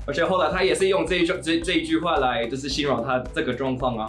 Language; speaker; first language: Chinese; non-native, fluent; English